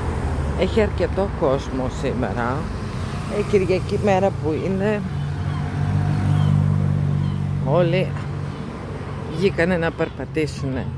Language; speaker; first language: Greek; non-native, fluent; Russian